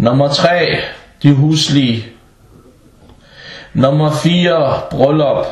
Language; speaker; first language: Danish; non-native, local second language; Arabic